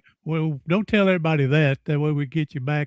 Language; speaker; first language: English; native; English